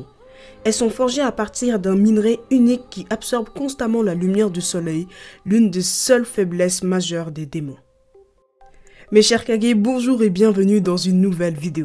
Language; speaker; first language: French; native; French